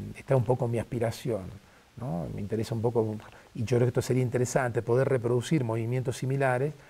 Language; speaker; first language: Spanish; native; Spanish